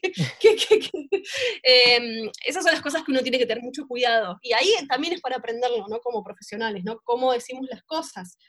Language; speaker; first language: Spanish; native; Spanish